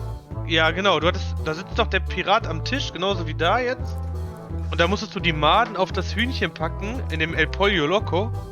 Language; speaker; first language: German; native; German